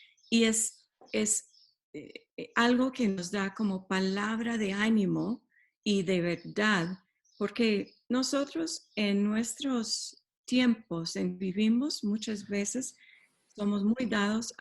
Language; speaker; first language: Spanish; non-native, fluent; English